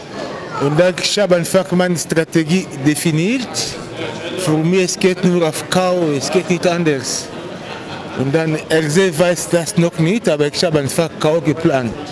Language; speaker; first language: German; non-native, learner; Albanian